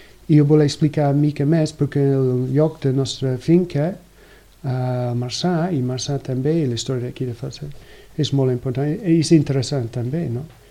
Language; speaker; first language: Catalan; non-native, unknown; English